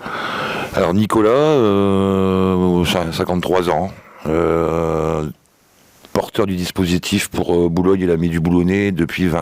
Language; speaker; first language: French; native; French